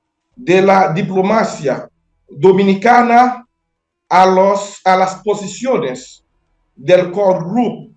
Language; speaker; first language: Spanish; non-native, fluent; Haitian Creole